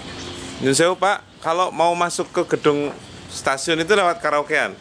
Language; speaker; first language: Indonesian; native; Indonesian